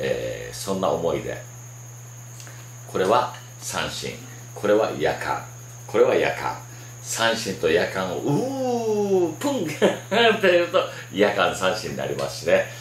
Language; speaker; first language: Japanese; native; Japanese